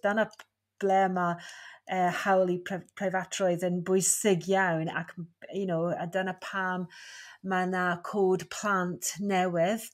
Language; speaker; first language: Welsh; non-native, fluent; English